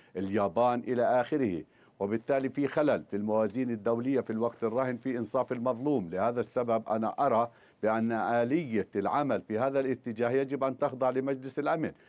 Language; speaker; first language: Arabic; native; Arabic